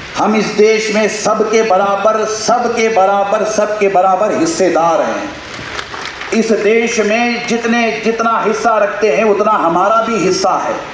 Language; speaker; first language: Urdu; native; Urdu